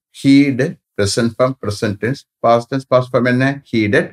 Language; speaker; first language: English; non-native, local second language; Tamil